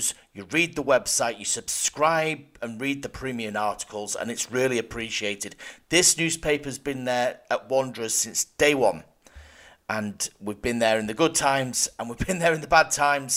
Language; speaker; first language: English; native; English